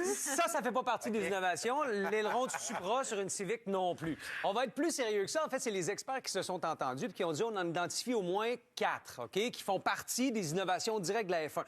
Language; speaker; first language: French; native; French